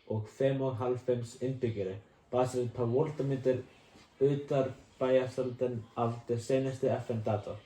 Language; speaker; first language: Swedish; non-native, learner; Icelandic